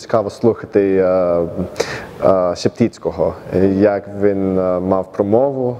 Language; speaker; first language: Ukrainian; early bilingual, heritage; Ukrainian